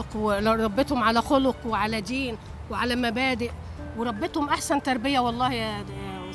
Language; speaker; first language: Arabic; native; Arabic